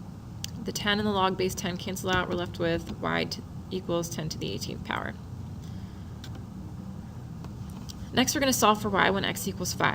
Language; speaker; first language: English; native; English